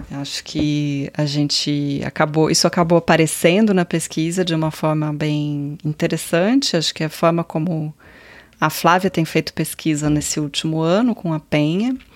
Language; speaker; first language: Portuguese; native; Portuguese